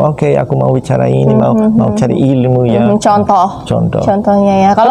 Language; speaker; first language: Indonesian; non-native, fluent; Spanish